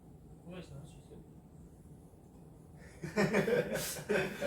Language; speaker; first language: Korean; non-native, fluent; Chinese